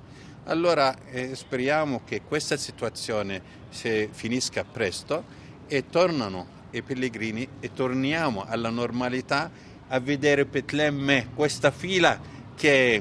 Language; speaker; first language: Italian; non-native, fluent; Arabic